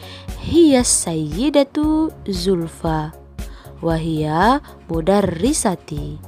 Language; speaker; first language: Arabic; non-native, fluent; Indonesian